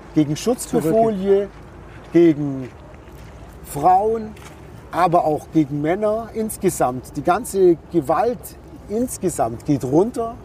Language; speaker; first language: German; native; German